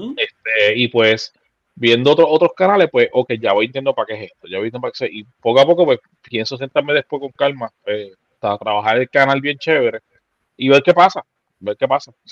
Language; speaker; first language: Spanish; native; Spanish